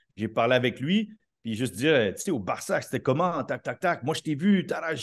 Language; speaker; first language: French; native; French